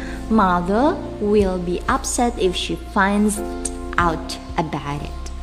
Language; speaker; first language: English; non-native, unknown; Indonesian